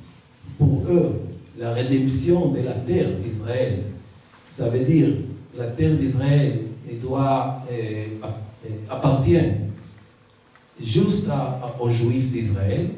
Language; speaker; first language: French; non-native, learner; Hebrew